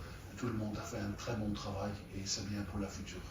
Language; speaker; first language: French; non-native, learner; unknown